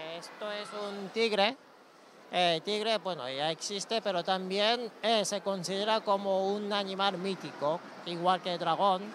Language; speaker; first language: Spanish; non-native, fluent; Japanese